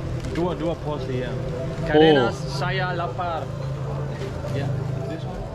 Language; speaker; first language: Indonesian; non-native, learner; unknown